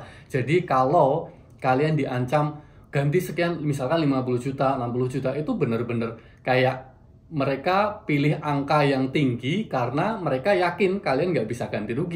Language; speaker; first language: Indonesian; native; Indonesian